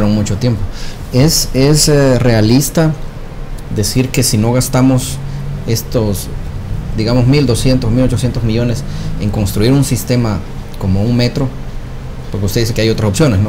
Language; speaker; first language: Spanish; native; Spanish